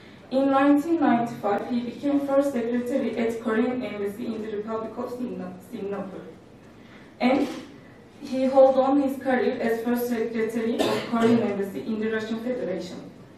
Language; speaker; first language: English; non-native, fluent; Turkish